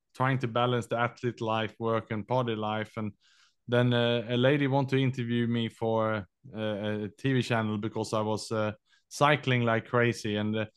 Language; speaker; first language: English; non-native, fluent; Swedish